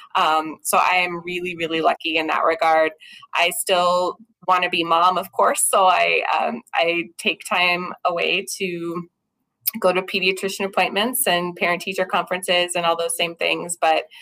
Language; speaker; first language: English; native; English